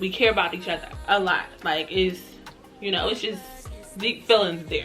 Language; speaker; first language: English; native; English